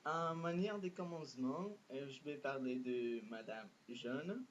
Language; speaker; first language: French; non-native, fluent; Spanish